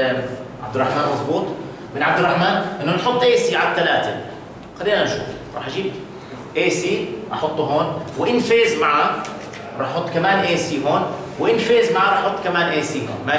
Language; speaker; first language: Arabic; native; Arabic